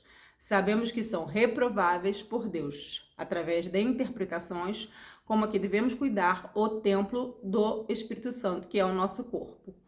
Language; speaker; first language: Portuguese; native; Portuguese